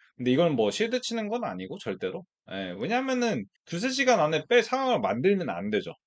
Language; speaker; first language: Korean; native; Korean